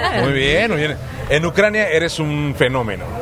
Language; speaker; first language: Spanish; native; Spanish